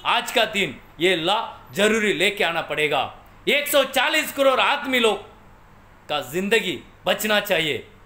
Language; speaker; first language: Hindi; non-native, local second language; Tamil